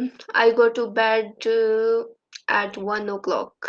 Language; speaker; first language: English; non-native, learner; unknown